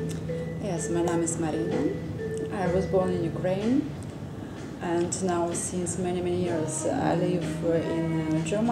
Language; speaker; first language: English; non-native, learner; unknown